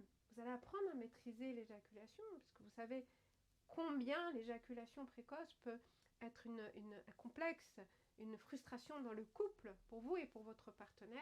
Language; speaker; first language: French; native; French